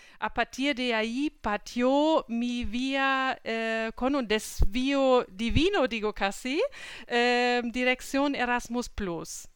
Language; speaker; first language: Spanish; non-native, fluent; German